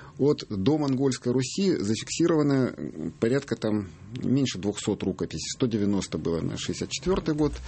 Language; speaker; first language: Russian; native; Russian